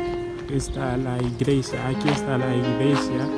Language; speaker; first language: Spanish; non-native, learner; Haitian Creole